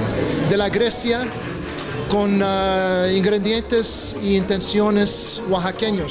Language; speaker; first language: Spanish; non-native, fluent; Greek